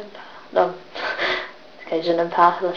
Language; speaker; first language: French; non-native, learner; English